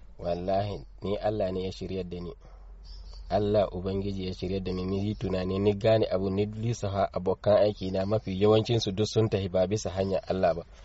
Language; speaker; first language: Hausa; non-native, local second language; Fula